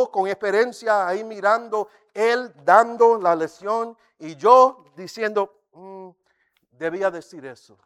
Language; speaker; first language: Spanish; non-native, fluent; English